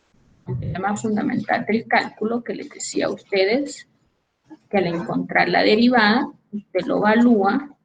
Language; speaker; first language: Spanish; native; Spanish